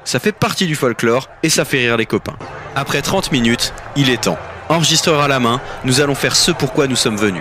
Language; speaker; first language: French; native; French